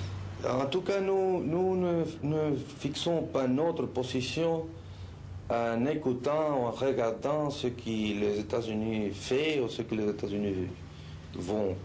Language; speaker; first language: French; non-native, fluent; Spanish